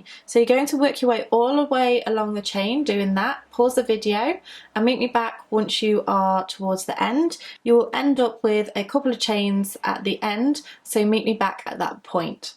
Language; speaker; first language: English; native; English